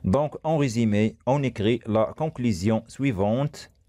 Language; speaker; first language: French; non-native, local second language; Arabic